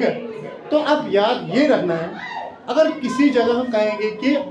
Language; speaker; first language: Hindi; non-native, local second language; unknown